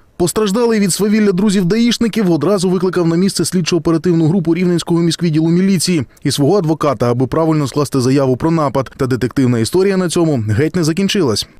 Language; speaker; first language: Ukrainian; native; Ukrainian